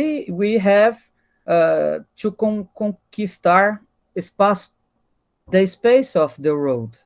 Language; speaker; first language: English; non-native, learner; Portuguese